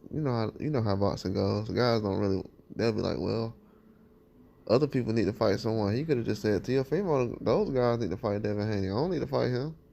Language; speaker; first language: English; native; English